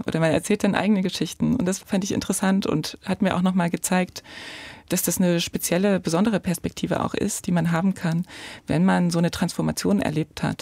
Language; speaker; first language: German; native; German